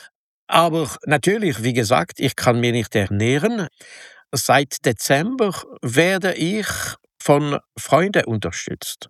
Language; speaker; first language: German; non-native, local second language; French